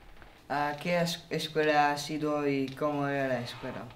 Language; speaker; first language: Spanish; early bilingual, other home language; Polish